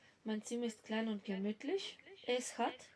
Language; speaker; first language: German; non-native, fluent; Macedonian